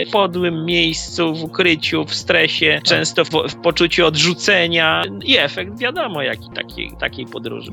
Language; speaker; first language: Polish; native; Polish